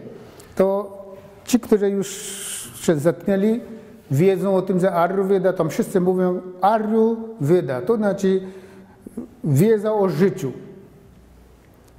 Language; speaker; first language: Polish; non-native, fluent; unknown